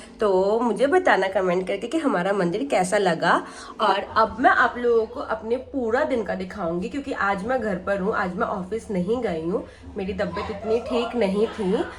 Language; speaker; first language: Hindi; non-native, local second language; Bangla